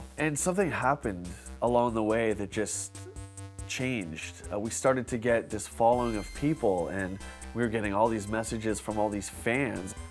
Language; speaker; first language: English; native; English